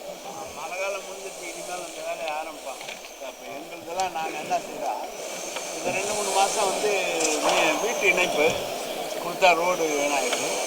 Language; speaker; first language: Tamil; native; Tamil